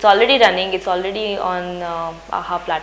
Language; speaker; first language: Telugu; non-native, learner; Hindi